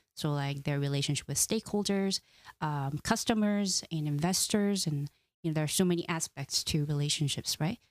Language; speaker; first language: English; non-native, fluent; Korean